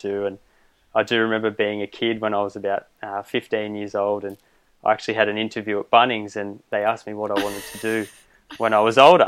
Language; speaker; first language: English; native; English